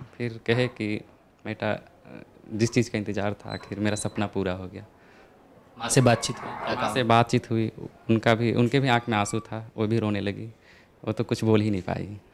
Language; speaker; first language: Hindi; native; Hindi